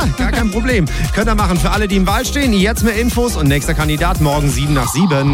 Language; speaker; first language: German; native; German